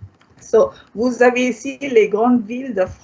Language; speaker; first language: French; non-native, fluent; Malay